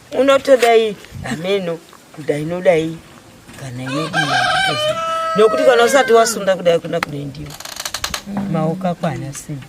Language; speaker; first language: Shona; native; Shona